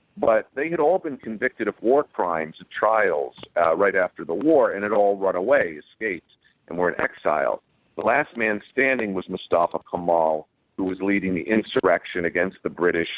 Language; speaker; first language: English; native; English